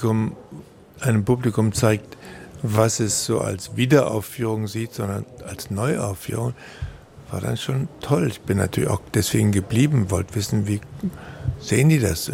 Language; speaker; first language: German; native; German